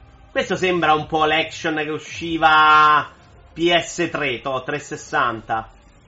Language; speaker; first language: Italian; native; Italian